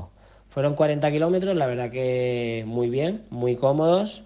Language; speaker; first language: Spanish; native; Spanish